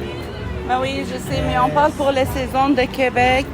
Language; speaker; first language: French; non-native, fluent; Arabic